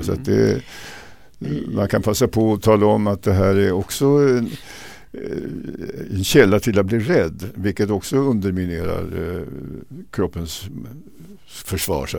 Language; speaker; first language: Swedish; native; Swedish